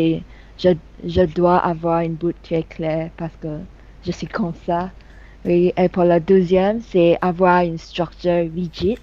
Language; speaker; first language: French; non-native, learner; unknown